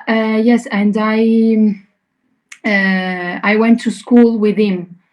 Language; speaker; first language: English; non-native, learner; Italian